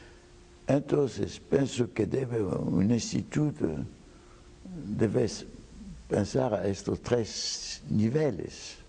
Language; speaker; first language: Spanish; non-native, fluent; French